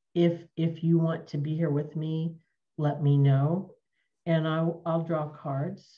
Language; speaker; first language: English; native; English